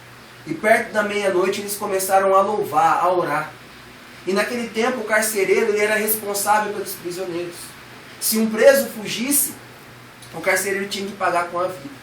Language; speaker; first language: Portuguese; native; Portuguese